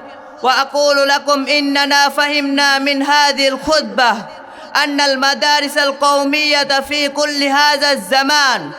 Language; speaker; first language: Arabic; non-native, learner; Bangla